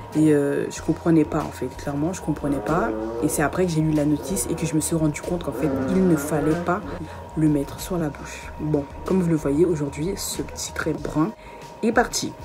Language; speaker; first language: French; early bilingual, other home language; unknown